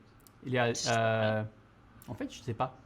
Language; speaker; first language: French; non-native, fluent; English